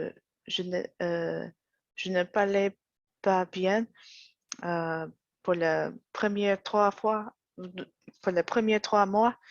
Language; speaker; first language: French; non-native, learner; English